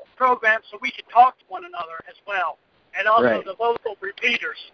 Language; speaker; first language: English; native; English